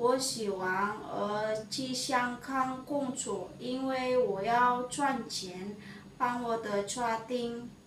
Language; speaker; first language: Chinese; non-native, learner; Indonesian